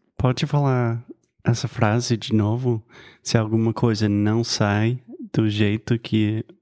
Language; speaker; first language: Portuguese; non-native, fluent; English